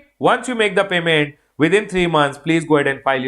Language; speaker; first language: English; non-native, local second language; Hindi